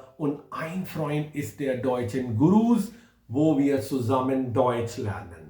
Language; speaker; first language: German; non-native, fluent; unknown